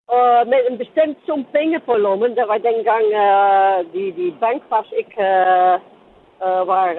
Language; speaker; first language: Danish; non-native, fluent; Dutch